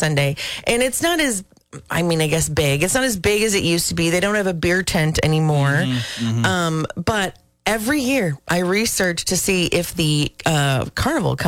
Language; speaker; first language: English; native; English